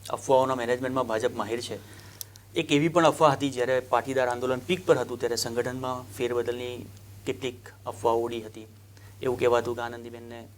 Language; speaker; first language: Gujarati; native; Gujarati